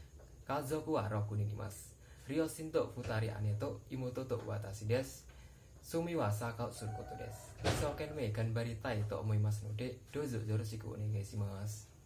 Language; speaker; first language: Japanese; non-native, learner; Indonesian